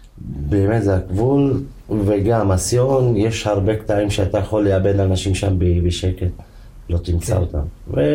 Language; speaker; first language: Hebrew; non-native, local second language; Arabic